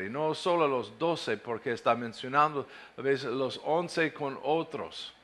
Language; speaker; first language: Spanish; non-native, fluent; English